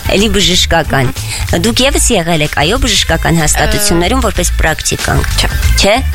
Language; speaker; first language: Armenian; native; Armenian